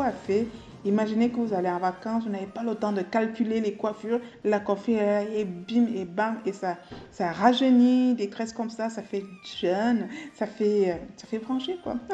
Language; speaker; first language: French; native; French